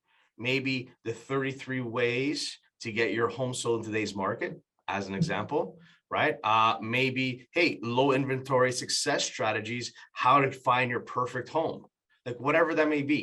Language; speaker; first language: English; native; English